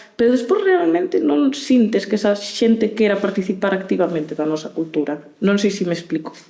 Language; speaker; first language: Galician; native; Galician